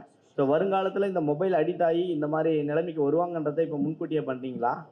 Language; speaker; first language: Tamil; native; Tamil